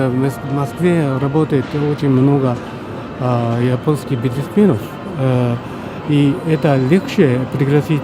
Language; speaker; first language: Russian; non-native, fluent; Japanese